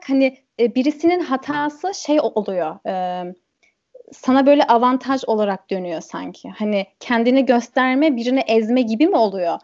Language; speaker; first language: Turkish; early bilingual, heritage; Turkish